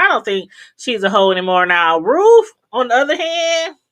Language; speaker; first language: English; native; English